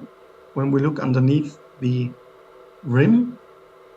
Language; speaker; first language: English; non-native, fluent; German